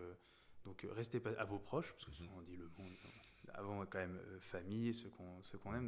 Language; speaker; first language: French; native; French